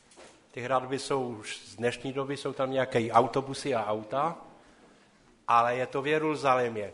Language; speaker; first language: Czech; non-native, local second language; Polish